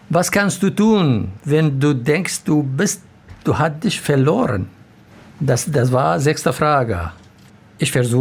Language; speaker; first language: German; non-native, learner; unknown